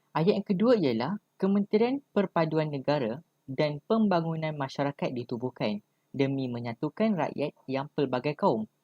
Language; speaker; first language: Malay; native; Malay